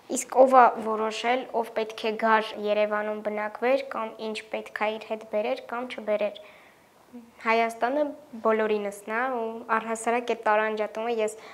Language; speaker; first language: Armenian; native; Armenian